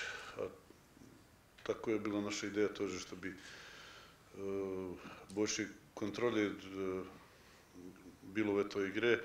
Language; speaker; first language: Russian; non-native, fluent; Serbian